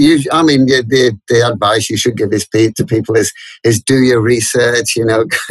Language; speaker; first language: English; native; English